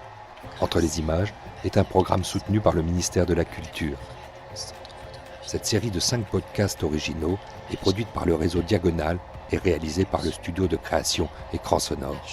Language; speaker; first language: French; native; French